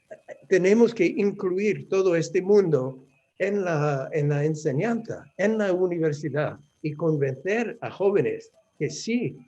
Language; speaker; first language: Spanish; non-native, fluent; English